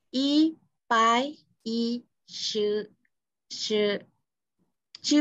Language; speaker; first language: Chinese; non-native, learner; Malay